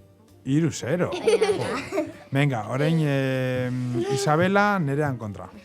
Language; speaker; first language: Basque; native; Basque